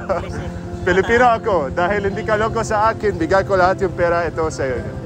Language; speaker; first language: Filipino; non-native, learner; Arabic